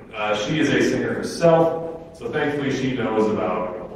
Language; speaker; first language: English; native; English